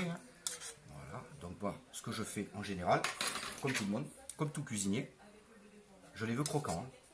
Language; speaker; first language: French; native; French